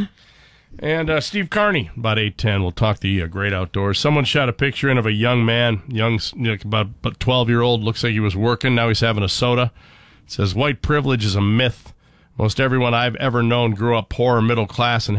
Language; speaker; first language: English; native; English